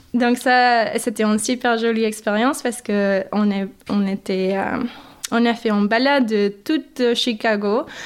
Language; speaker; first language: French; non-native, fluent; English